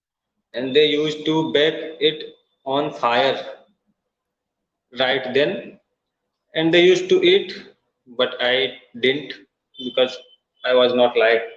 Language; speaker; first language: English; non-native, learner; Hindi